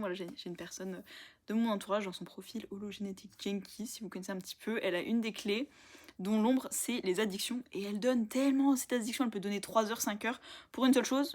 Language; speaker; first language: French; native; French